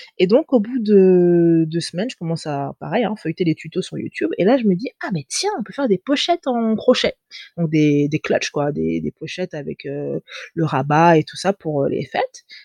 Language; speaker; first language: French; native; French